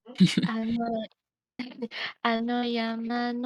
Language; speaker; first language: Japanese; non-native, learner; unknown